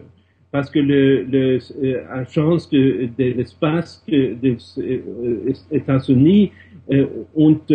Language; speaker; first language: French; non-native, fluent; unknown